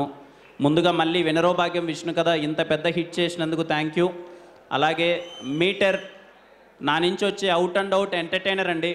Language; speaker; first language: Telugu; native; Telugu